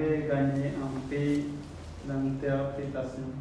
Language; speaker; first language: French; non-native, learner; Khmer